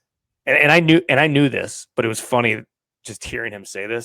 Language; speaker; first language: English; native; English